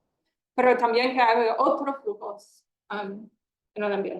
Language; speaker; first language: Spanish; non-native, fluent; English